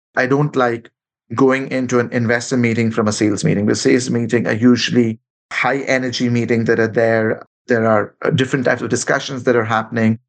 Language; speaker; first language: English; non-native, local second language; Bangla